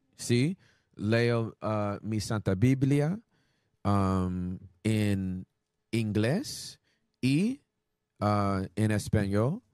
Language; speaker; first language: Spanish; non-native, learner; English